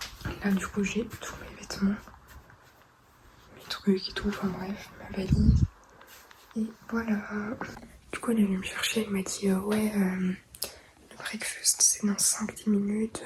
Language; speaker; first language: French; native; French